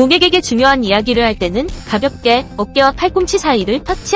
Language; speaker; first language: Korean; native; Korean